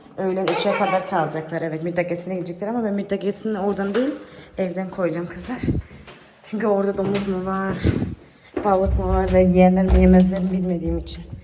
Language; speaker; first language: Turkish; early bilingual, heritage; Turkish